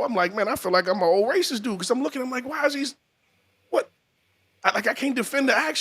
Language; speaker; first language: English; native; English